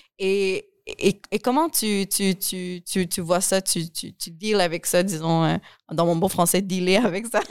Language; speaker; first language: French; native; French